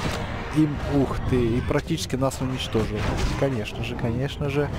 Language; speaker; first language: Russian; native; Russian